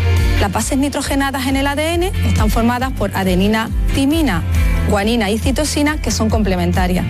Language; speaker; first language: Spanish; native; Spanish